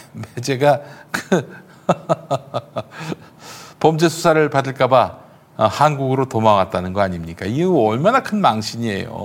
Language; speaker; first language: Korean; native; Korean